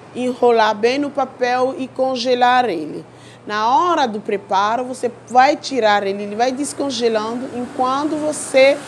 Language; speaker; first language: Portuguese; non-native, fluent; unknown